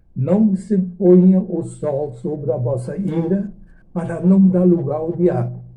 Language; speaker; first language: Portuguese; non-native, fluent; German